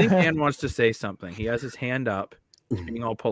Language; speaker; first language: English; native; English